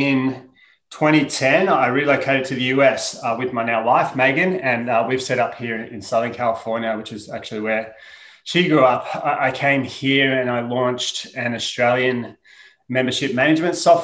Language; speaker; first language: English; native; English